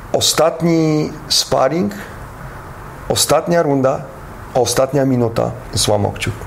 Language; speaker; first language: Polish; native; Polish